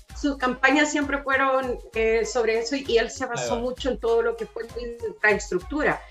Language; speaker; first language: Spanish; native; Spanish